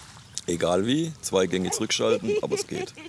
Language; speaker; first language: German; native; German